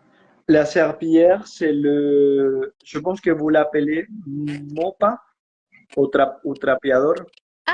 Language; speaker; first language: French; non-native, fluent; Spanish